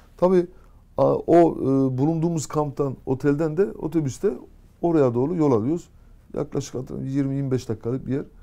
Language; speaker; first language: Turkish; early bilingual, heritage; Turkish